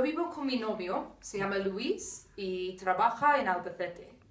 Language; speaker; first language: Spanish; non-native, fluent; English